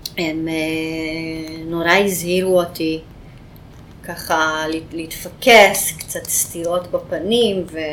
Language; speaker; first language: Hebrew; non-native, fluent; Hungarian